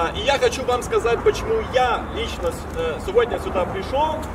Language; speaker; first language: Russian; non-native, fluent; German